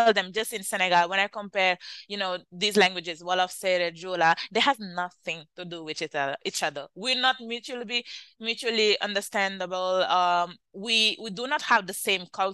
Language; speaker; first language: English; non-native, fluent; Wolof